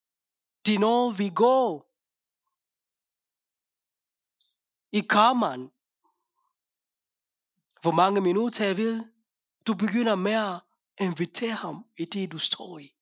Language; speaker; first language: Danish; non-native, fluent; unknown